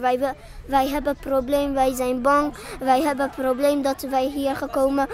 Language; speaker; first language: Dutch; non-native, learner; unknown